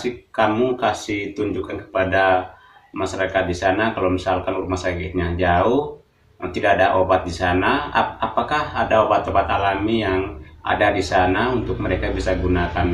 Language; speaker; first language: Indonesian; non-native, local second language; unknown